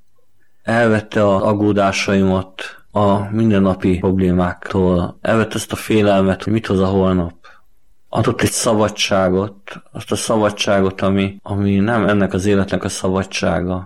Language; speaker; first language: Hungarian; native; Hungarian